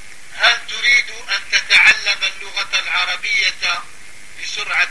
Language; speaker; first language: Arabic; non-native, fluent; French